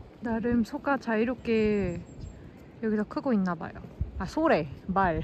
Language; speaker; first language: Korean; native; Korean